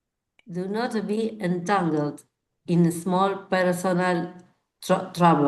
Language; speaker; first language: English; non-native, learner; Spanish